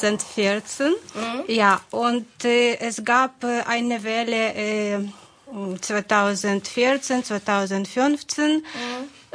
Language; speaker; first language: German; non-native, fluent; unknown